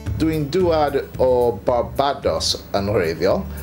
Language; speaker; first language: Welsh; non-native, learner; English